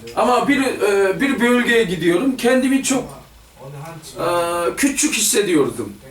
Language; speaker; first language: Turkish; non-native, fluent; Korean